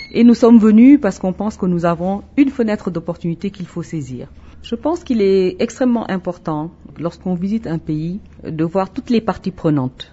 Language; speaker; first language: French; non-native, local second language; Wolof